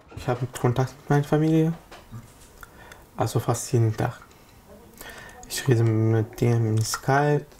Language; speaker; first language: German; non-native, learner; Arabic